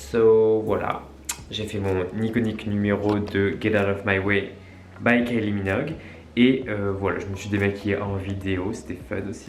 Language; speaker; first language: French; native; French